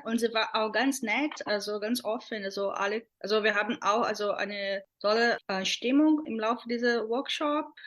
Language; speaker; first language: German; non-native, fluent; Portuguese